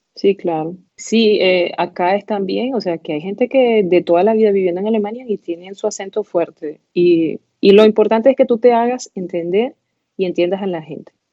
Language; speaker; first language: Spanish; native; Spanish